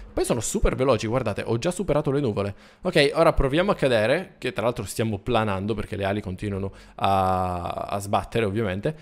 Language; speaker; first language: Italian; native; Italian